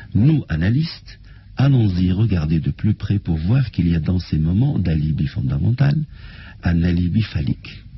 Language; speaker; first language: French; non-native, local second language; Arabic